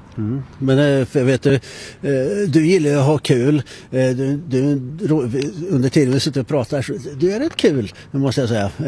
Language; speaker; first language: Swedish; native; Swedish